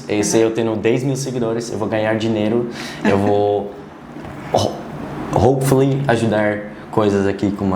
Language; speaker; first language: Portuguese; non-native, learner; Dutch